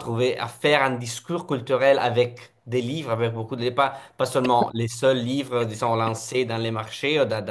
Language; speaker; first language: French; non-native, fluent; Italian